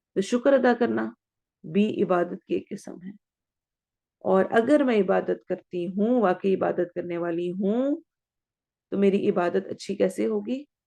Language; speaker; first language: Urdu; native; Urdu